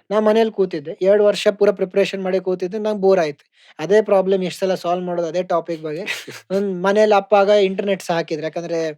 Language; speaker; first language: Kannada; native; Kannada